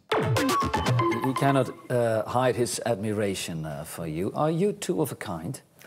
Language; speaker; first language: English; non-native, fluent; Dutch